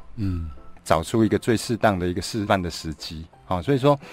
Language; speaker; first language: Chinese; non-native, local second language; Min Nan Chinese